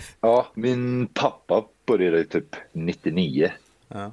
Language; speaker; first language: Swedish; early bilingual, heritage; Swedish